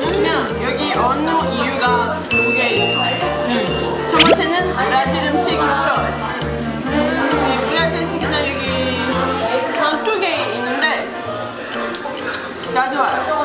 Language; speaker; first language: Korean; non-native, learner; Portuguese